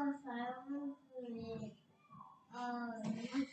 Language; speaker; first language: English; non-native, learner; Korean